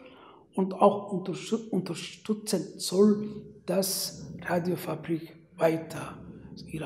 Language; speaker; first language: German; non-native, fluent; Somali